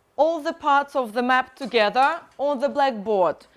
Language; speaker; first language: English; non-native, fluent; Russian